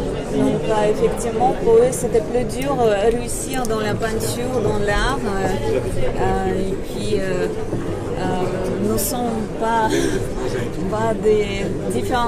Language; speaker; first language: French; non-native, fluent; Russian